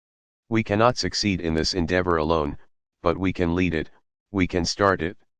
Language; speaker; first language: English; native; English